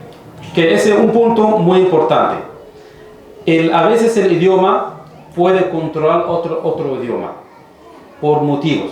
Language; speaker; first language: Spanish; non-native, fluent; Arabic